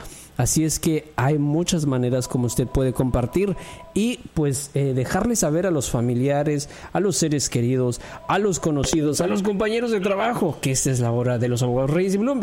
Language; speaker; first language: Spanish; native; Spanish